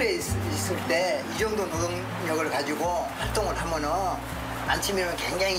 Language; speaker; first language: Korean; native; Korean